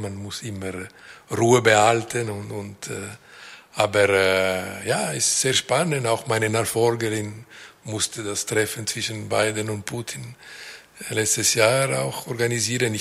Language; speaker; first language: German; non-native, fluent; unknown